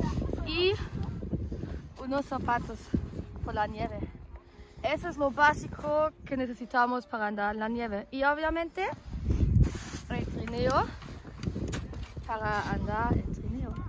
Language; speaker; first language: Spanish; non-native, fluent; German